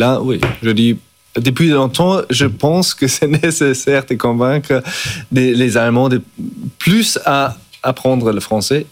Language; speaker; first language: French; non-native, fluent; German